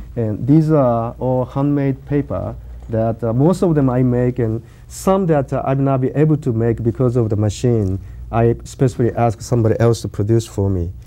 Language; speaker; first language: English; non-native, learner; Japanese